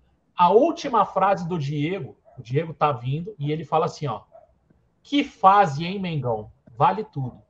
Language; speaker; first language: Portuguese; native; Portuguese